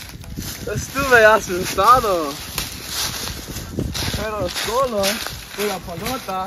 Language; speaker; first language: Spanish; non-native, learner; English